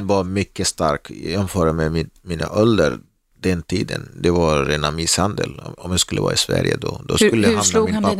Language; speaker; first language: Swedish; non-native, learner; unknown